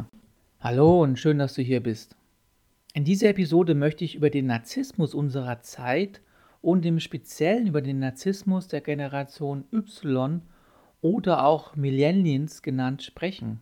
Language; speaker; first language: German; native; German